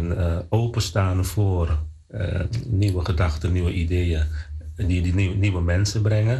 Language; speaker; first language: Dutch; non-native, fluent; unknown